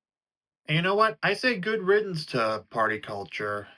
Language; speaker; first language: English; native; English